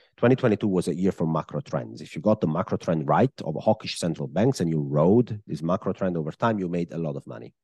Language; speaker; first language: English; non-native, fluent; Italian